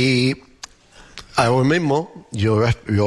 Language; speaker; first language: Spanish; non-native, fluent; English